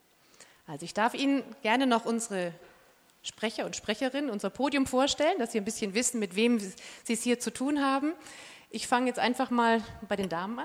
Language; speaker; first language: German; native; German